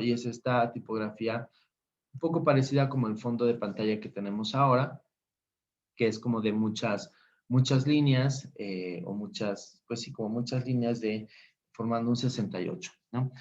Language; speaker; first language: Spanish; native; Spanish